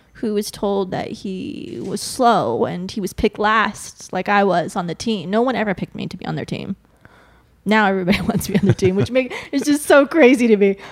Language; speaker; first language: English; native; English